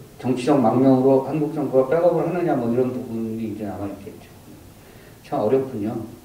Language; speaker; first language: Korean; native; Korean